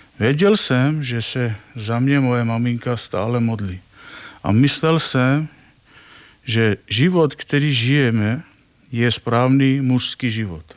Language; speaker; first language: Czech; non-native, fluent; Armenian